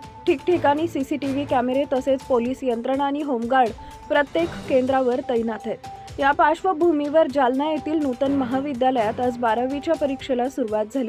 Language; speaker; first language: Marathi; native; Marathi